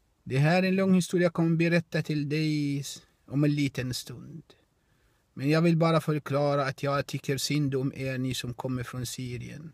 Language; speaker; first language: Swedish; non-native, fluent; Arabic